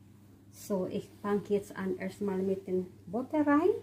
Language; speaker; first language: German; non-native, learner; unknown